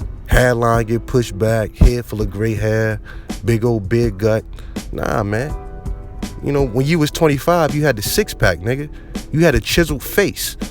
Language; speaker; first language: English; native; English